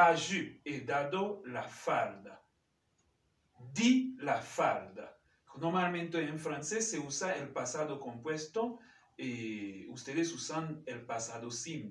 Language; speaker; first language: Spanish; non-native, fluent; French